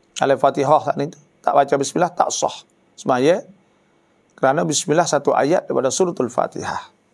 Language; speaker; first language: Malay; native; Malay